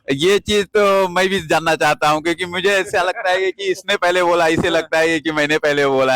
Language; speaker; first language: Hindi; native; Hindi